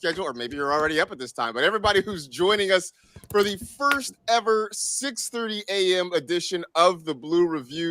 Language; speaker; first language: English; native; English